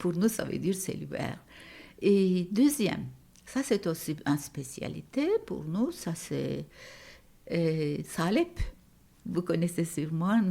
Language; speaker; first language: French; non-native, fluent; Turkish